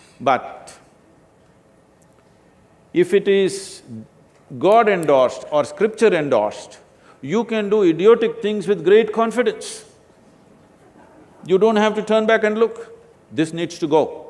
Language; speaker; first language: English; non-native, local second language; Kannada